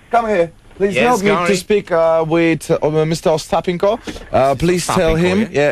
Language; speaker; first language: English; non-native, learner; Lithuanian